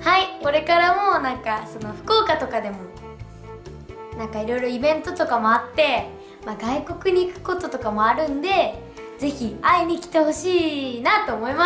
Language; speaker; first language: Japanese; native; Japanese